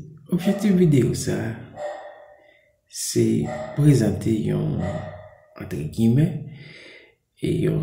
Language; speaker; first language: French; non-native, local second language; Haitian Creole